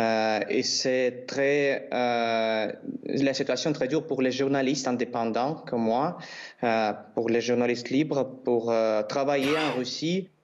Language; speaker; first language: French; non-native, learner; Russian